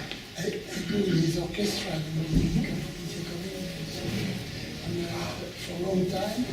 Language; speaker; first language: English; non-native, learner; French